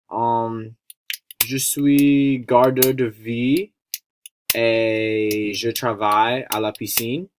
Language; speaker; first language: French; non-native, learner; English